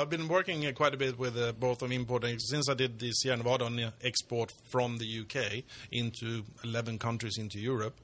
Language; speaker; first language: English; non-native, fluent; Swedish